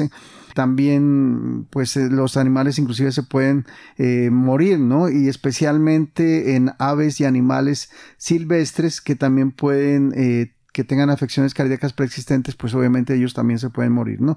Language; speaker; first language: Spanish; native; Spanish